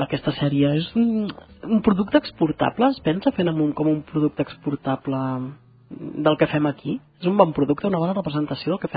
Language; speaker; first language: Catalan; native; Catalan